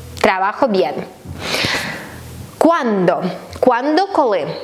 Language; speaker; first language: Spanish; non-native, learner; Ukrainian